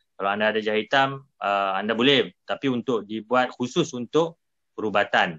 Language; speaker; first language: Malay; native; Malay